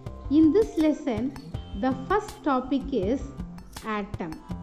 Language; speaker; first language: English; non-native, local second language; Tamil